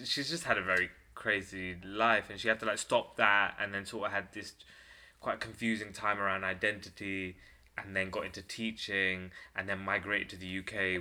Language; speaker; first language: English; native; English